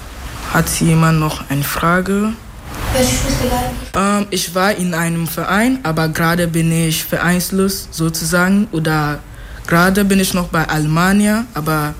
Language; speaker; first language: German; non-native, fluent; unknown